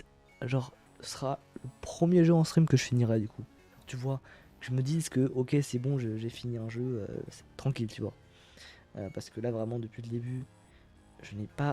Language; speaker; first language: French; native; French